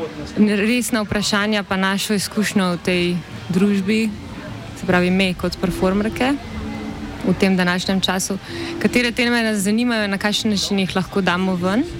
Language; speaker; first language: Slovenian; native; Slovenian